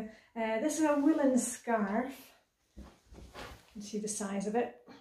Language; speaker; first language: English; native; English